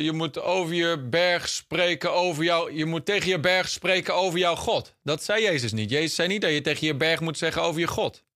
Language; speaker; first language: Dutch; non-native, fluent; English